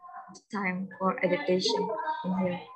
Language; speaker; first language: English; non-native, learner; Indonesian